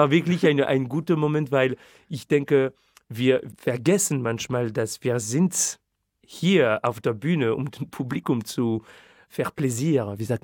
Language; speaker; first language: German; non-native, fluent; French